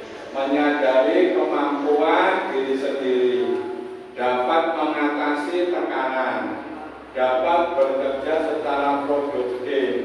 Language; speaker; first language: Indonesian; non-native, local second language; Javanese